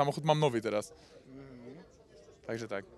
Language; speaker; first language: Polish; non-native, learner; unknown